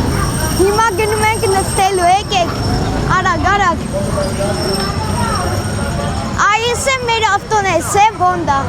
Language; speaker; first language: Armenian; early bilingual, heritage; Armenian